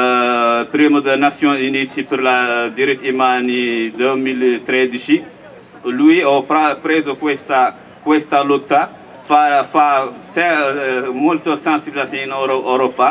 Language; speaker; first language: Italian; non-native, learner; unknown